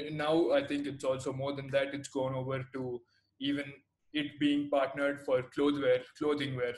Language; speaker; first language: English; non-native, local second language; Telugu